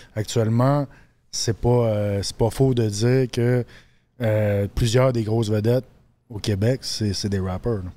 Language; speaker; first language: French; native; French